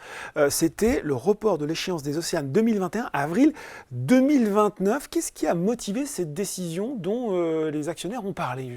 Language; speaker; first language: French; native; French